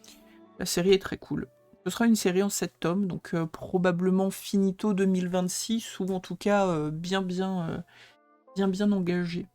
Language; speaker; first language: French; native; French